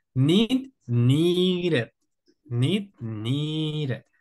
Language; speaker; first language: English; non-native, fluent; Spanish